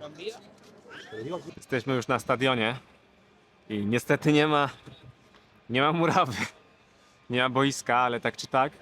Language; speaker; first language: Polish; native; Polish